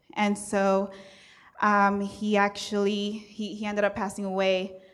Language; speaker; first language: English; early bilingual, other home language; Spanish